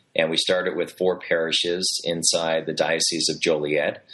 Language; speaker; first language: English; native; English